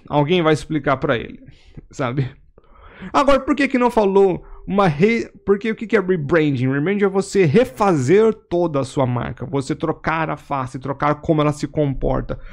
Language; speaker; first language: Portuguese; native; Portuguese